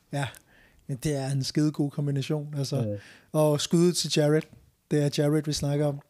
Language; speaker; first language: Danish; early bilingual, other home language; Thai